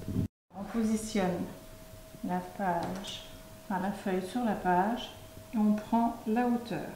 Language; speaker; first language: French; native; French